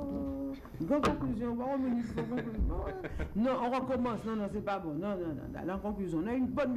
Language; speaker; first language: French; native; French